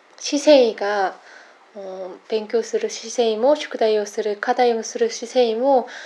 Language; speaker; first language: Japanese; non-native, fluent; Korean